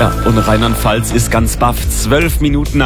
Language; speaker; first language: German; native; German